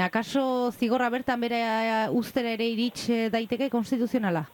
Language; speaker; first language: Basque; native; Basque